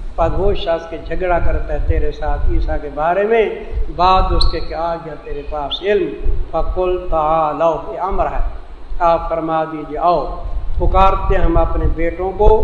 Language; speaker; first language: Urdu; non-native, local second language; Saraiki